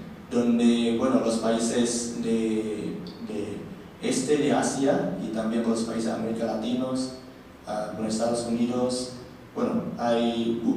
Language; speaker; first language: Spanish; non-native, learner; Indonesian